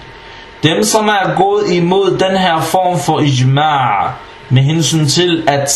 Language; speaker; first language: Danish; non-native, fluent; Arabic